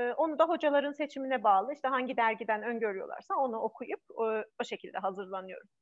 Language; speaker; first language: Turkish; non-native, fluent; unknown